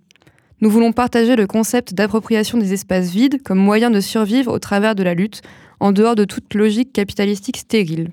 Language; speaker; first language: French; native; French